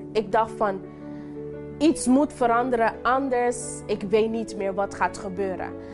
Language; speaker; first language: Dutch; non-native, local second language; English